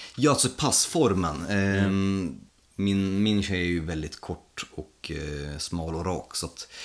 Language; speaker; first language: Swedish; non-native, fluent; Polish